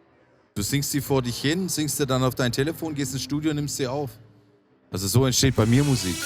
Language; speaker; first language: German; native; German